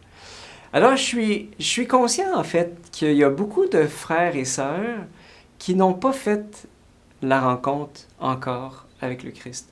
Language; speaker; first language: French; native; French